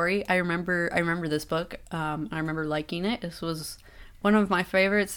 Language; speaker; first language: English; native; English